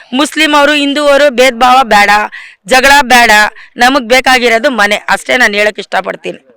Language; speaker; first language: Kannada; non-native, local second language; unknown